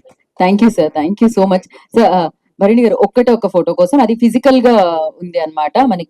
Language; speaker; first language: Telugu; native; Telugu